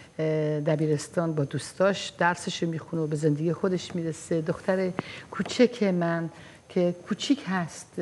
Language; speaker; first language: Persian; non-native, fluent; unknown